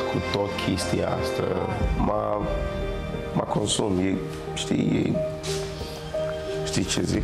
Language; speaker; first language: Romanian; non-native, learner; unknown